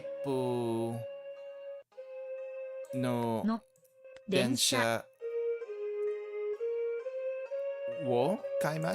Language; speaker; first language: Japanese; non-native, learner; English